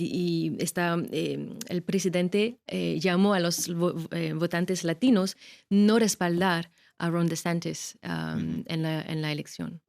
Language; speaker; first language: Spanish; non-native, fluent; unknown